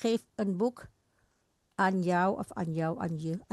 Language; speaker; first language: Dutch; non-native, fluent; Indonesian